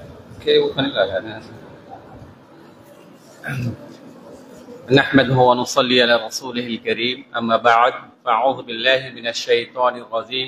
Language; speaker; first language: Arabic; non-native, fluent; Bangla